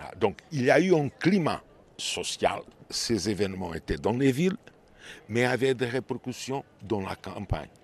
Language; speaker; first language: French; non-native, fluent; Portuguese